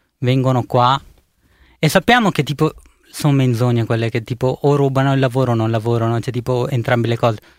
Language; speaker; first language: Italian; early bilingual, other home language; Punjabi